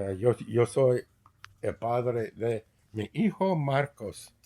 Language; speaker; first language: Spanish; non-native, learner; English